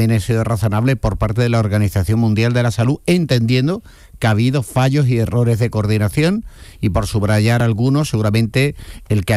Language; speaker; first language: Spanish; native; Spanish